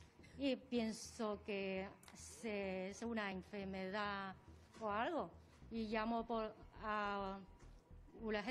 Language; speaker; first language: Spanish; non-native, learner; Chinese